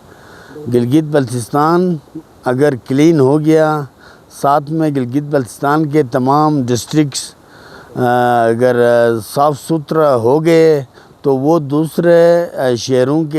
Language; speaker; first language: Urdu; non-native, local second language; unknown